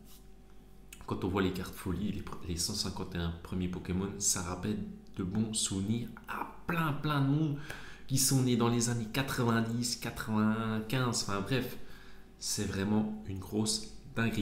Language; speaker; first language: French; native; French